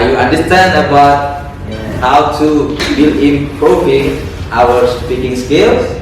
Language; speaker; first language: English; non-native, learner; Indonesian